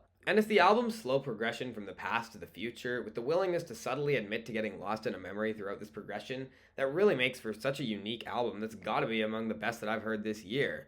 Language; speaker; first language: English; native; English